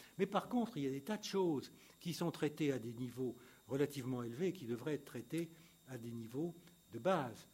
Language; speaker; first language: French; native; French